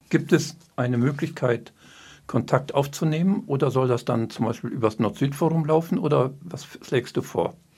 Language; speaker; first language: German; native; German